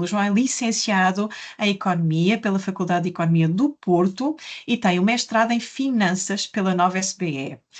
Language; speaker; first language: Portuguese; native; Portuguese